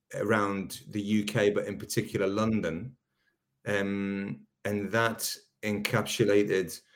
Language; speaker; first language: English; native; English